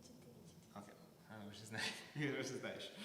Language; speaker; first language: Russian; early bilingual, heritage; Russian